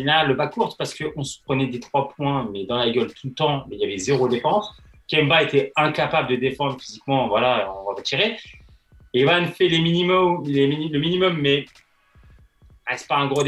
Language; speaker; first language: French; native; French